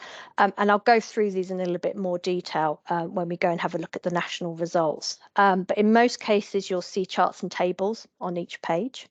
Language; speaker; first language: English; native; English